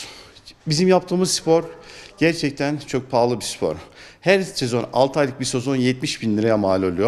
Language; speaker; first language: Turkish; native; Turkish